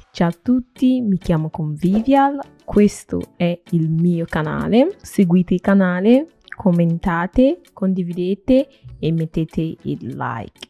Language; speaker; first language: Italian; non-native, fluent; Nigerian Pidgin